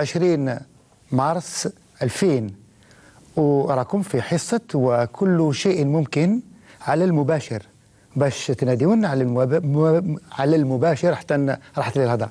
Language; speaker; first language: Arabic; native; Arabic